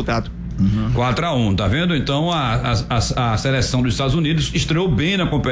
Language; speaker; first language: Portuguese; native; Portuguese